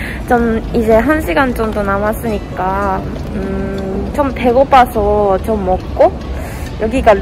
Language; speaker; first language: Korean; non-native, fluent; Japanese